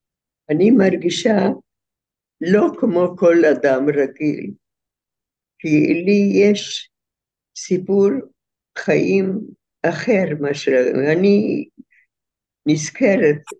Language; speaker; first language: Hebrew; non-native, fluent; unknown